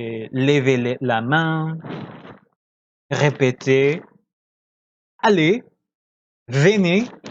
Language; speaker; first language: French; non-native, fluent; Spanish